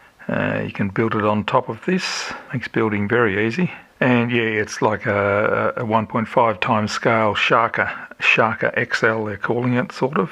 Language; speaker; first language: English; native; English